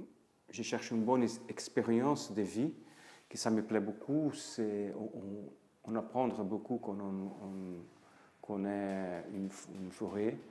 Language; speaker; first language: French; non-native, fluent; Portuguese